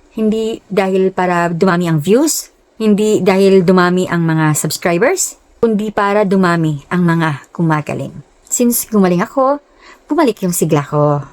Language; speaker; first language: Filipino; non-native, local second language; Cebuano